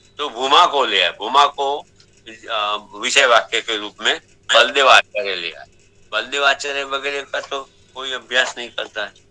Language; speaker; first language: Hindi; non-native, local second language; Gujarati